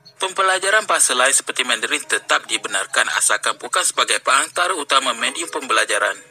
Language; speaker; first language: Malay; native; Malay